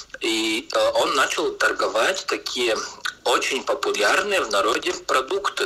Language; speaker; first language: Russian; non-native, local second language; Latvian